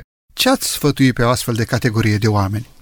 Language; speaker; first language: Romanian; native; Romanian